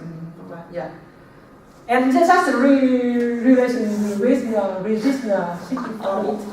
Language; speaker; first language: English; non-native, learner; Vietnamese